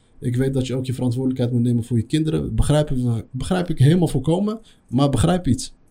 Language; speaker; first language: Dutch; early bilingual, other home language; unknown